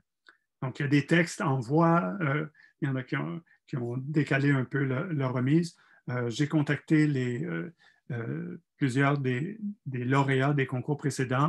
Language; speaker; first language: French; native; French